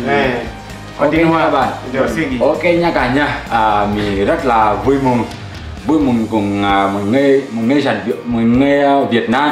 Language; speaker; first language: Vietnamese; non-native, learner; Portuguese